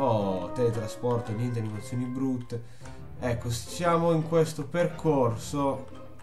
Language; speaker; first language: Italian; native; Italian